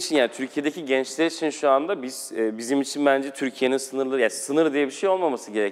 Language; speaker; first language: Turkish; native; Turkish